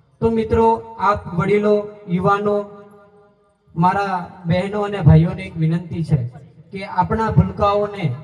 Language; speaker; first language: Gujarati; non-native, local second language; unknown